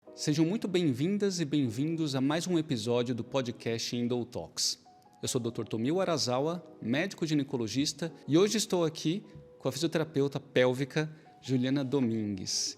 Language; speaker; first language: Portuguese; native; Portuguese